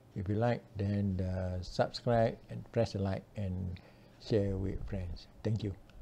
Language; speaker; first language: English; non-native, local second language; Malay